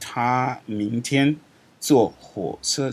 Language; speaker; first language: Chinese; non-native, learner; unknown